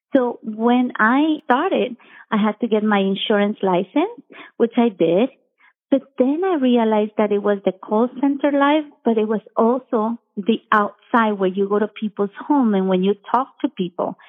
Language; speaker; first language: English; non-native, fluent; Spanish